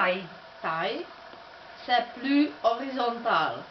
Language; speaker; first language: French; non-native, learner; Czech